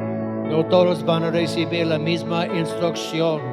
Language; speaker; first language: Spanish; non-native, fluent; English